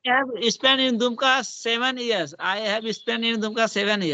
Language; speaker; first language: English; non-native, learner; Hindi